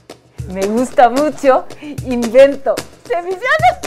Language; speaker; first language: Spanish; non-native, learner; Japanese